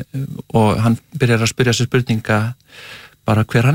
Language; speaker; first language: Icelandic; native; Icelandic